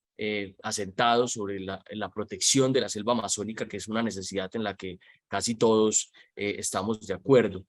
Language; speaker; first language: Spanish; native; Spanish